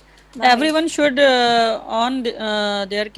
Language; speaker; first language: English; non-native, learner; Hindi